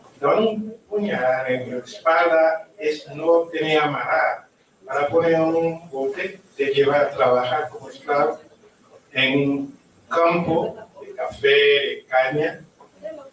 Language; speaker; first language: Spanish; non-native, learner; Haitian Creole